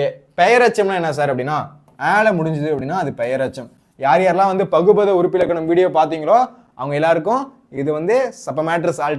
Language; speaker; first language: Tamil; native; Tamil